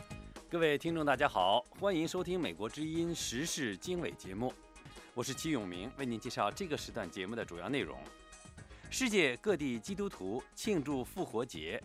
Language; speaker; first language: Chinese; native; Chinese